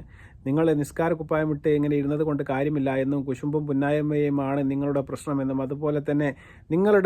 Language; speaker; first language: Malayalam; native; Malayalam